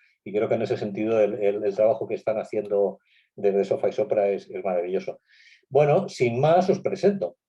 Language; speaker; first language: Spanish; native; Spanish